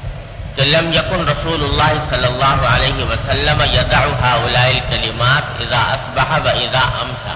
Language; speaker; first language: Urdu; native; Urdu